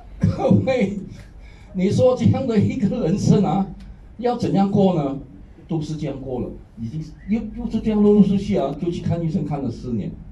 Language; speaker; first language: Chinese; non-native, local second language; Hakka Chinese